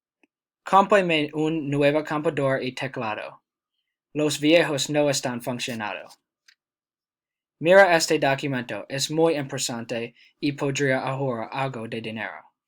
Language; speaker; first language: Spanish; non-native, learner; English